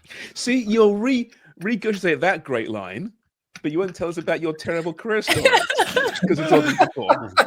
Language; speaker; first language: English; native; English